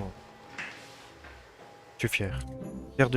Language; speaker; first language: French; native; French